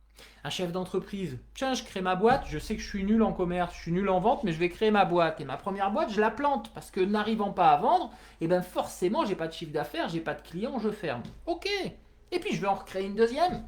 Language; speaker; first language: French; native; French